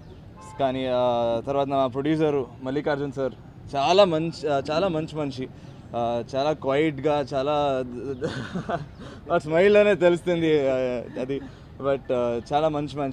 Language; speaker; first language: Telugu; non-native, learner; Kannada